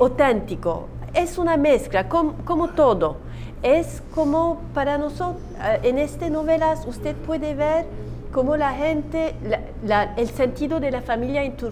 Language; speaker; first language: Spanish; non-native, learner; Turkish